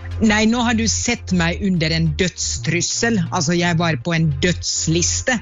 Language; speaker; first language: Norwegian; non-native, fluent; Finnish